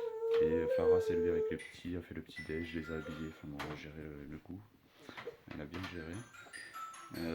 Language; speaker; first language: French; native; French